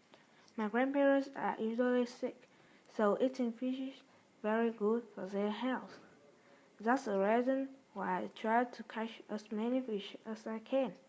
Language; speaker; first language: English; non-native, learner; Vietnamese